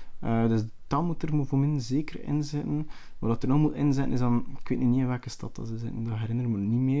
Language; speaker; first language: Dutch; native; Dutch